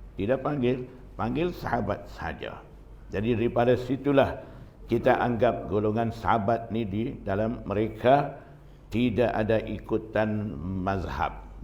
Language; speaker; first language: Malay; non-native, fluent; Burmese